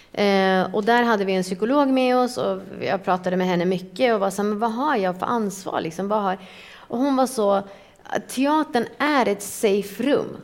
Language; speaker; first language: Swedish; early bilingual, other home language; Persian